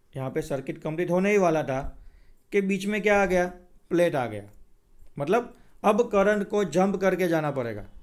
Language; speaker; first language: Hindi; non-native, local second language; Gujarati